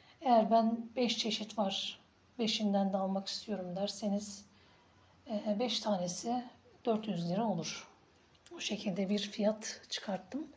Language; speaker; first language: Turkish; native; Turkish